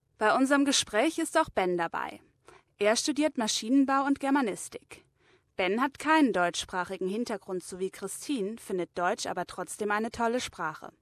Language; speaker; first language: German; native; German